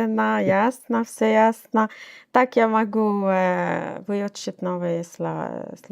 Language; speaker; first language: Russian; non-native, learner; Arabic